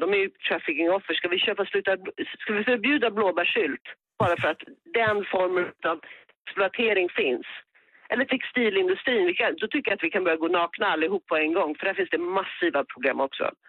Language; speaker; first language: Swedish; native; Swedish